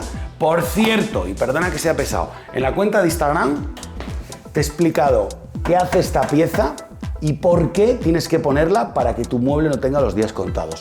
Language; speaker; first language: Spanish; native; Spanish